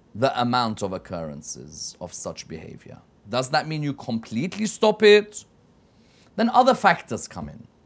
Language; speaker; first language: English; native; English